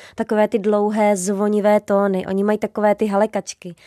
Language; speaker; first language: Czech; native; Czech